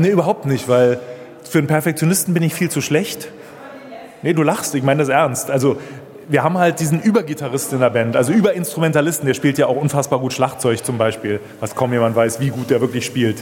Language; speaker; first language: German; native; German